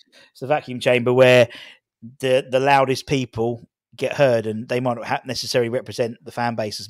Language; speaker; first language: English; native; English